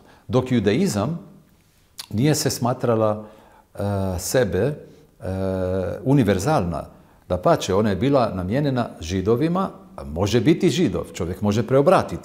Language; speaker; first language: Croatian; non-native, fluent; Hebrew